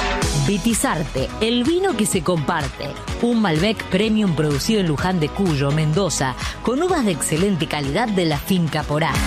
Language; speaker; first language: Spanish; native; Spanish